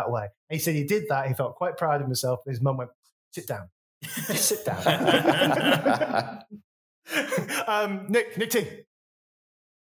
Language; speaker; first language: English; native; English